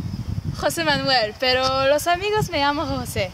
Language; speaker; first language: Spanish; non-native, learner; French